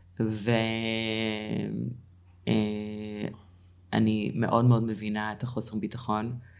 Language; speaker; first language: Hebrew; non-native, fluent; English